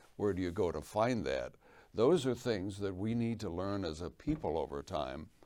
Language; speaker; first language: English; native; English